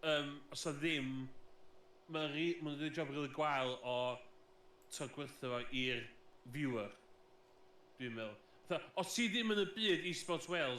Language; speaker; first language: Welsh; native; Welsh